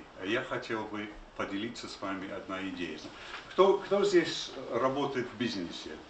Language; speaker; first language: Russian; non-native, fluent; English